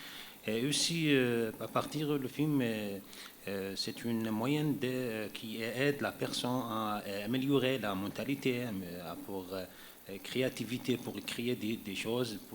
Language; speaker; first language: French; non-native, learner; Arabic